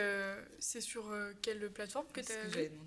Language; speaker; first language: French; native; French